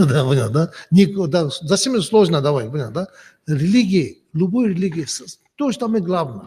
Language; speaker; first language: Russian; non-native, learner; Tibetan